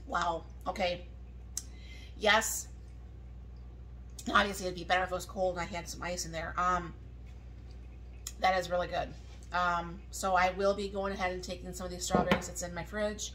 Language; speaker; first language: English; native; English